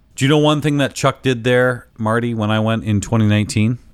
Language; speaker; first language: English; native; English